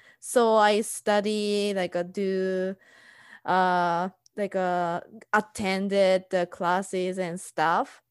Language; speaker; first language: English; non-native, fluent; Japanese